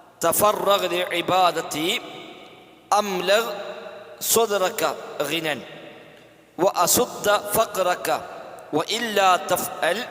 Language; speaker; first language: Arabic; non-native, fluent; Malayalam